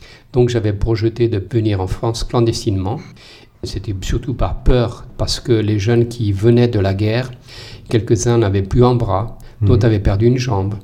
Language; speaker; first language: French; non-native, fluent; Portuguese